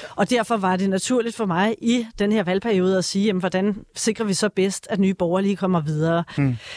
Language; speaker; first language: Danish; native; Danish